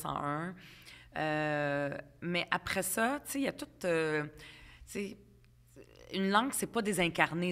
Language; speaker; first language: French; early bilingual, other home language; Arabic